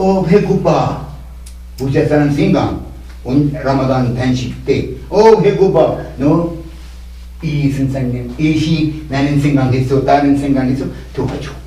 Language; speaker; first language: Korean; non-native, learner; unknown